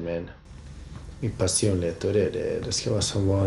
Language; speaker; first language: Swedish; early bilingual, other home language; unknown